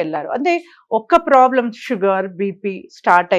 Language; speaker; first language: Telugu; native; Telugu